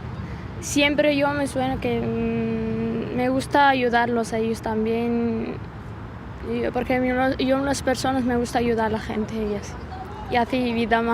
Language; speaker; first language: Spanish; non-native, learner; Arabic